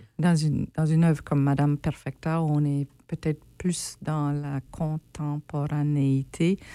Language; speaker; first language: French; native; French